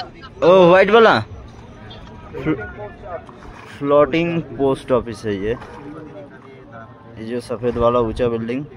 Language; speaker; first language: Hindi; non-native, local second language; Bangla